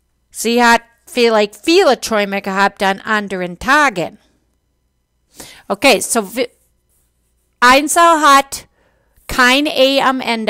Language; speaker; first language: German; non-native, fluent; English